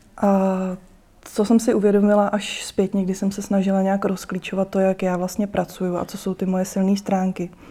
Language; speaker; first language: Czech; native; Czech